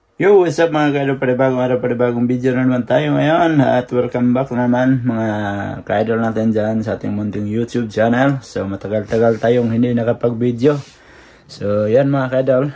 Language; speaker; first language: Filipino; non-native, local second language; Cebuano